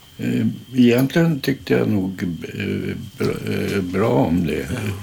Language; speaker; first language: Swedish; early bilingual, other home language; German